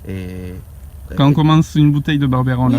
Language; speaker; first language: French; native; French